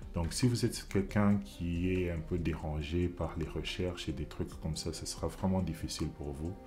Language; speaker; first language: French; non-native, local second language; Lingala